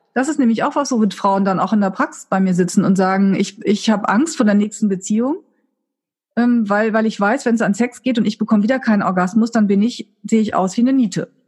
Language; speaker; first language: German; native; German